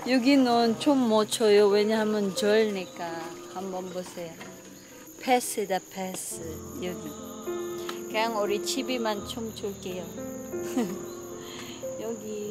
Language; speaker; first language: Korean; non-native, learner; Cebuano